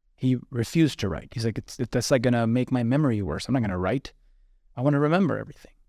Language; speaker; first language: English; non-native, local second language; Urdu